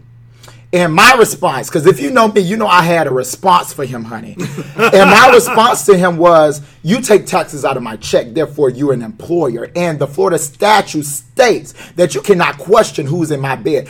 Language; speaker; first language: English; native; English